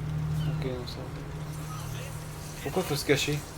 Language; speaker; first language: French; native; French